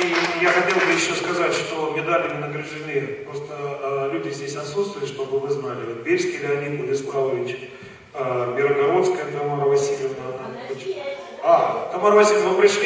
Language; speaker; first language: Russian; native; Russian